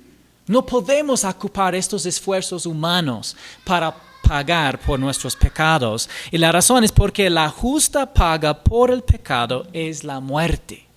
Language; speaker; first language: Spanish; non-native, fluent; English